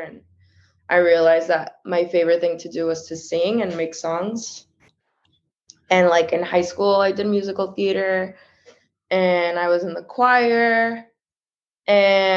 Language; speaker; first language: English; early bilingual, other home language; Spanish